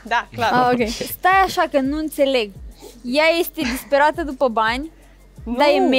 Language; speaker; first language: Romanian; native; Romanian